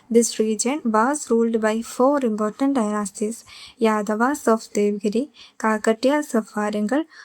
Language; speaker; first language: English; non-native, local second language; Malayalam